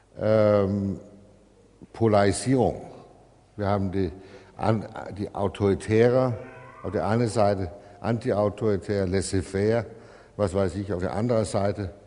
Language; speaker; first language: German; non-native, fluent; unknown